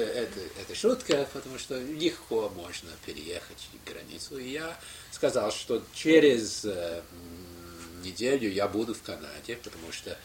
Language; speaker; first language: Russian; non-native, fluent; English